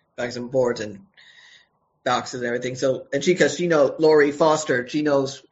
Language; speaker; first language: English; native; English